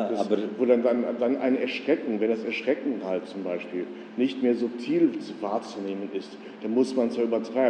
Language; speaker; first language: German; native; German